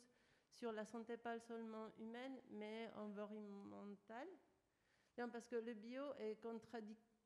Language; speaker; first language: French; non-native, fluent; Spanish